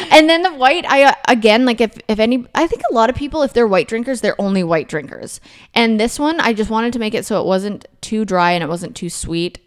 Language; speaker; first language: English; native; English